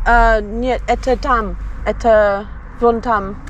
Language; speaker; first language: Russian; non-native, learner; English